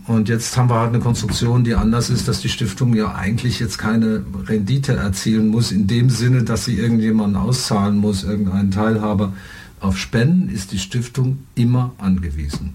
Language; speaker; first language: German; native; German